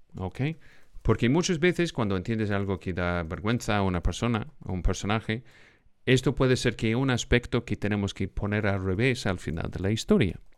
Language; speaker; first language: Spanish; non-native, fluent; English